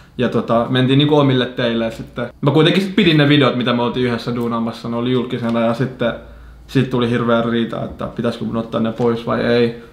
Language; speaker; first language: Finnish; early bilingual, other home language; Arabic